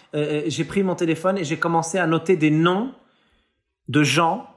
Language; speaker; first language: French; native; French